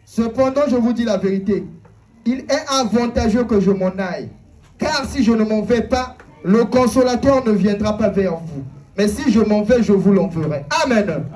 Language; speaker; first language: French; non-native, local second language; Lingala